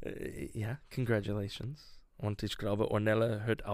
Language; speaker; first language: German; non-native, learner; English